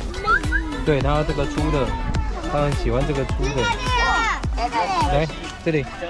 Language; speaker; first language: Chinese; native; Chinese